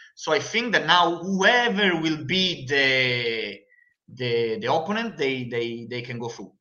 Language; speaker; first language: English; non-native, fluent; Italian